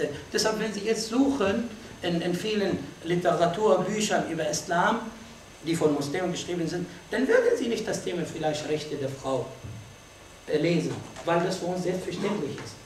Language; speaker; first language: German; non-native, fluent; Arabic